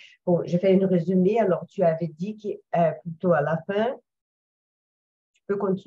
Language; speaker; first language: French; non-native, fluent; Portuguese